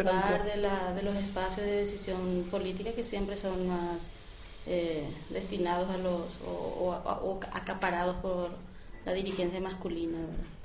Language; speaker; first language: Spanish; native; Spanish